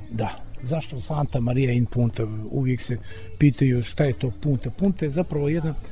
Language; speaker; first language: Serbian; native; Serbian